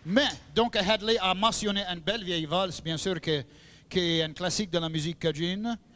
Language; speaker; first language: French; native; French